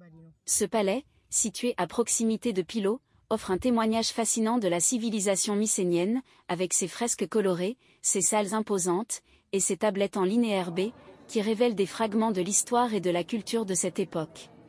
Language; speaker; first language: French; native; French